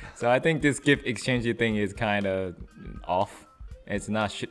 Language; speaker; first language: English; non-native, fluent; Chinese